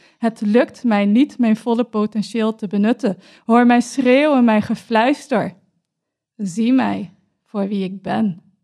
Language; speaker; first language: Dutch; early bilingual, other home language; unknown